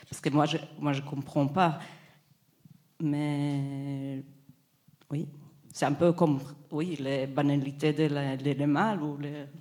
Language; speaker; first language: French; non-native, fluent; Hebrew